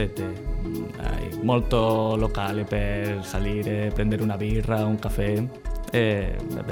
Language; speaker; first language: Italian; non-native, learner; Spanish